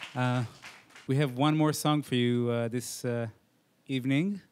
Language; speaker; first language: English; non-native, fluent; Hebrew